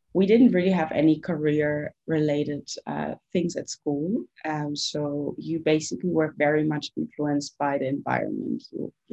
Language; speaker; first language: English; non-native, fluent; German